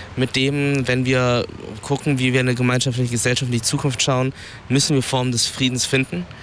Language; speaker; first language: German; early bilingual, other home language; Vietnamese